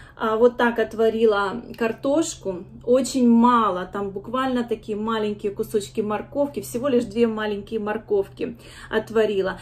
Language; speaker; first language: Russian; native; Russian